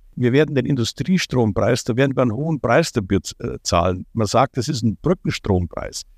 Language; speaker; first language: German; non-native, fluent; Ukrainian